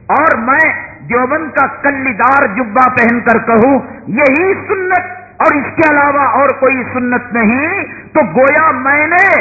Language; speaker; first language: Urdu; native; Urdu